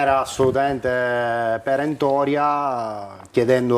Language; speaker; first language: Italian; native; Italian